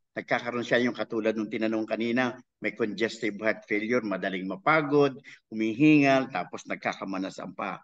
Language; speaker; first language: Filipino; native; Filipino